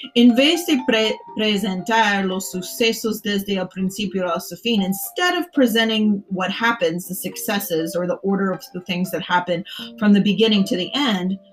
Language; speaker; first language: English; native; English